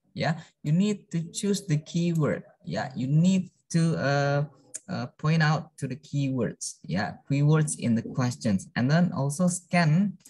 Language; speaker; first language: English; non-native, fluent; Indonesian